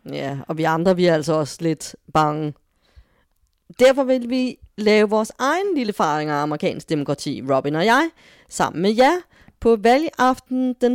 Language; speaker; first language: Danish; native; Danish